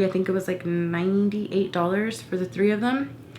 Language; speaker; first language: English; native; English